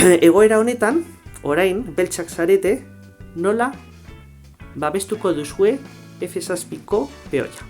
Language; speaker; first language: Basque; non-native, local second language; Spanish